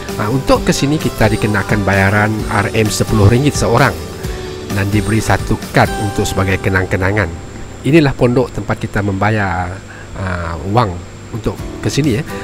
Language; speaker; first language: Malay; native; Malay